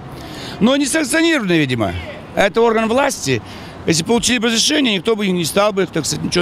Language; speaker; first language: Russian; native; Russian